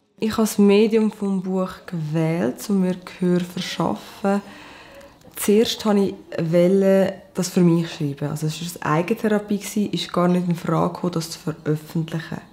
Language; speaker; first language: German; early bilingual, other home language; Portuguese